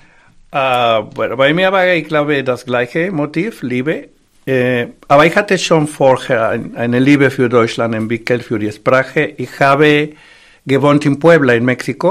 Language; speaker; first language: German; non-native, fluent; Spanish